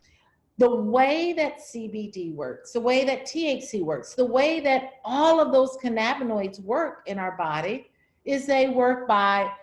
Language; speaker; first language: English; native; English